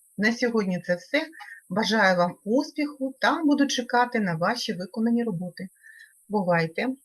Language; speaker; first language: Ukrainian; native; Ukrainian